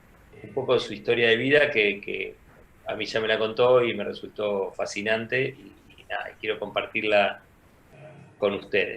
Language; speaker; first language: Spanish; native; Spanish